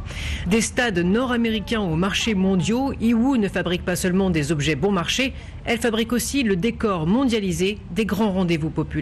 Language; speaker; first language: French; native; French